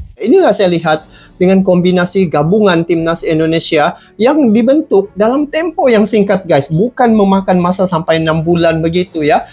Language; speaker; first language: Malay; native; Malay